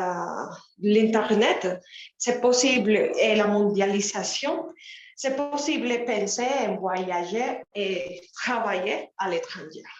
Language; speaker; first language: French; non-native, learner; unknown